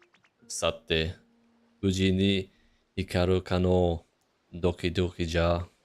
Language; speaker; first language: Japanese; non-native, fluent; English